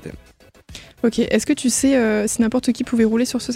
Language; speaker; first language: French; native; French